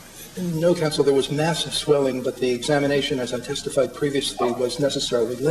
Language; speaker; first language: English; native; English